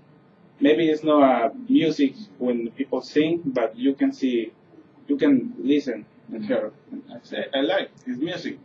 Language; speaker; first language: English; non-native, learner; Spanish